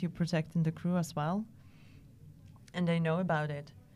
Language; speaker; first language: English; non-native, fluent; Czech